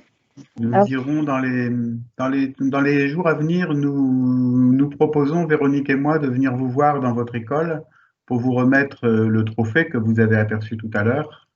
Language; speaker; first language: French; native; French